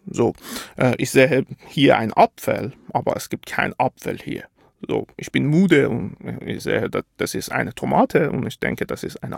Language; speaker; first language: German; non-native, fluent; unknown